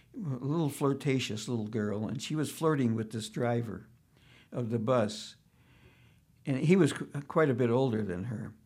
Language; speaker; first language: English; early bilingual, other home language; Yiddish